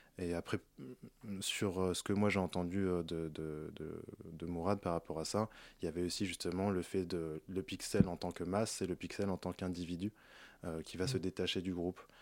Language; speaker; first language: French; native; French